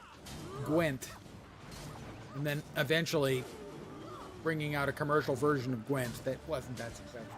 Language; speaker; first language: English; native; English